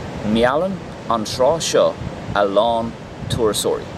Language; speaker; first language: Irish; non-native, local second language; English